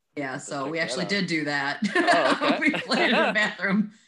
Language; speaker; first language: English; native; English